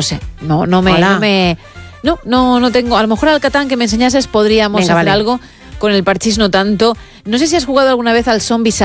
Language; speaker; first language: Spanish; native; Spanish